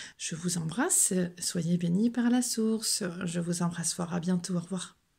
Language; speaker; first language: French; native; French